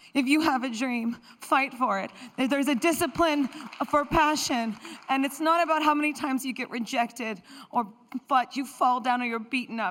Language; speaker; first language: English; native; English